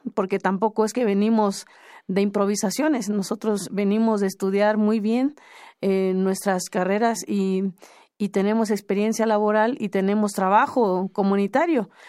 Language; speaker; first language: Spanish; non-native, local second language; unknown